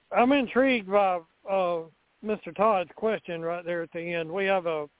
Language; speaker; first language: English; native; English